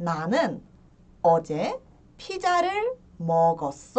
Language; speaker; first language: Korean; early bilingual, heritage; Korean